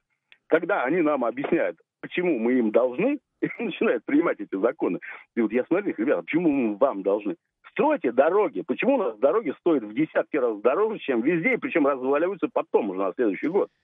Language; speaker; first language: Russian; native; Russian